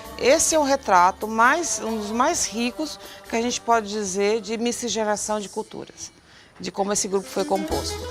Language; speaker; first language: Portuguese; native; Portuguese